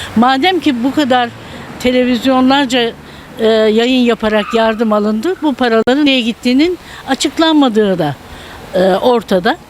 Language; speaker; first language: Turkish; native; Turkish